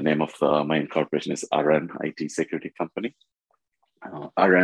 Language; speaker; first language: English; non-native, local second language; Tamil